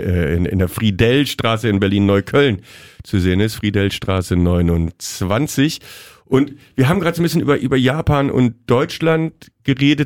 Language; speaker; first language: German; native; German